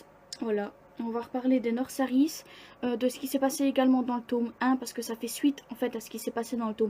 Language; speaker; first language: French; native; French